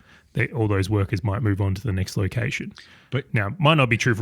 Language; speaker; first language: English; native; English